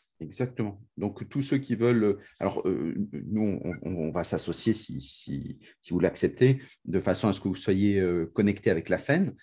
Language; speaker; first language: French; native; French